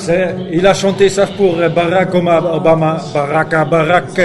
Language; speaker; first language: French; non-native, learner; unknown